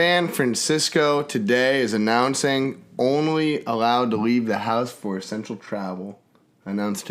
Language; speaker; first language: English; native; English